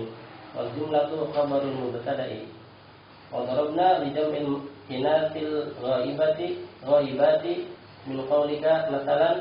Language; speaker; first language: Arabic; non-native, learner; Indonesian